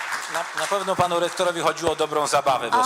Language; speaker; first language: Polish; native; Polish